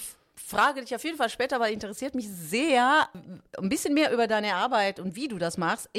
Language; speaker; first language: German; non-native, fluent; Italian